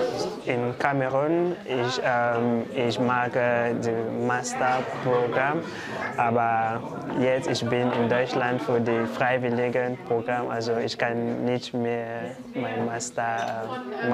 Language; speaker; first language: German; non-native, learner; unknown